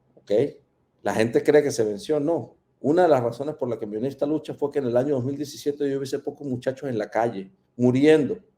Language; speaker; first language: Spanish; native; Spanish